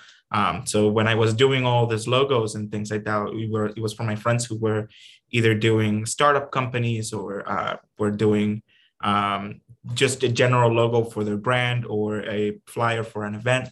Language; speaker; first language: English; non-native, fluent; Spanish